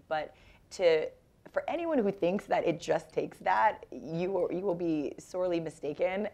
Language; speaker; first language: English; native; English